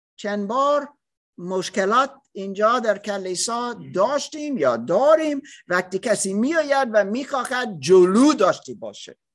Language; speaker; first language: Persian; non-native, learner; English